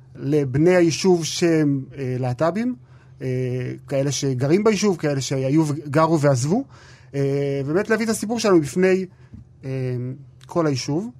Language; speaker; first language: Hebrew; native; Hebrew